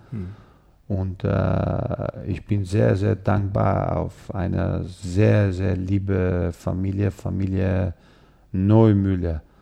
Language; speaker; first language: German; non-native, fluent; Albanian